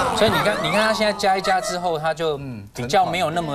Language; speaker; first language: Chinese; native; Chinese